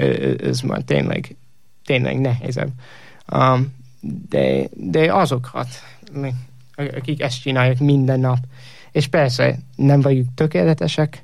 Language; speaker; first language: Hungarian; non-native, learner; English